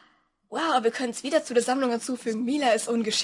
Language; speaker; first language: German; native; German